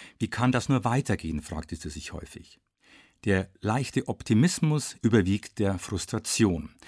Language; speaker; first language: German; native; German